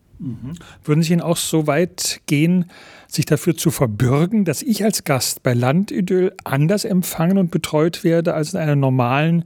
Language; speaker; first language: German; native; German